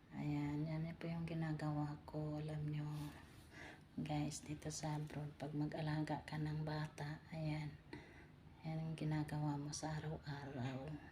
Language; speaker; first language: Filipino; native; Filipino